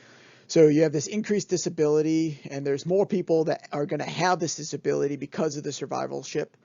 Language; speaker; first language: English; native; English